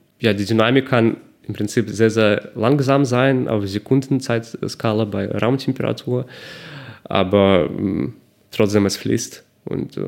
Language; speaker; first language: German; non-native, fluent; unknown